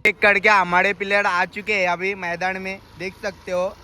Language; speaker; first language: Hindi; non-native, local second language; Marathi